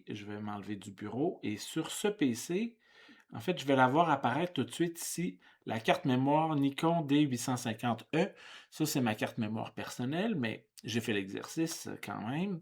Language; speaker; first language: French; native; French